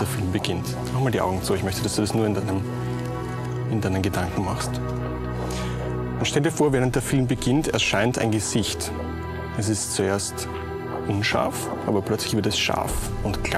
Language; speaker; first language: German; native; German